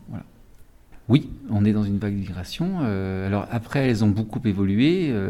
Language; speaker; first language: French; native; French